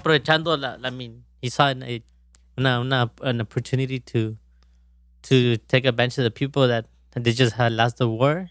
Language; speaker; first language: English; early bilingual, other home language; Spanish